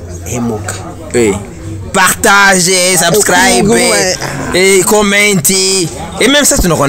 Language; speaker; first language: French; non-native, learner; Rundi